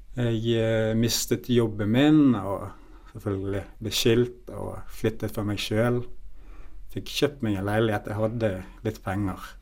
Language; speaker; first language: Norwegian; native; Norwegian